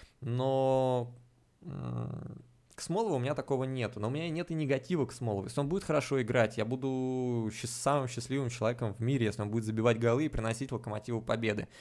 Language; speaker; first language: Russian; native; Russian